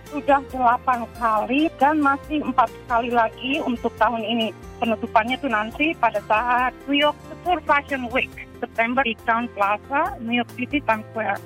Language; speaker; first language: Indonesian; native; Indonesian